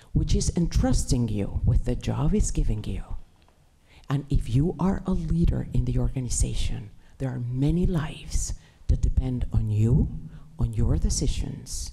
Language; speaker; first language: English; non-native, fluent; Spanish